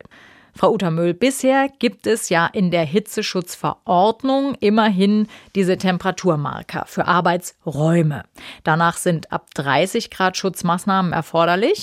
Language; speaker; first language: German; native; German